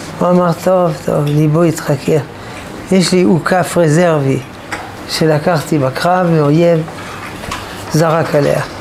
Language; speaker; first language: Hebrew; non-native, fluent; French